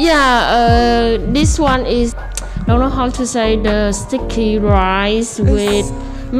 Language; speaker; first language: English; non-native, learner; Vietnamese